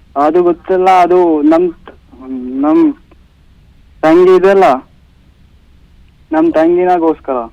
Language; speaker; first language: Kannada; non-native, local second language; Bangla